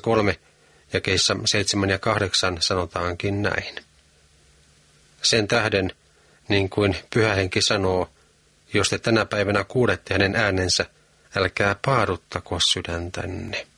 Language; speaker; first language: Finnish; native; Finnish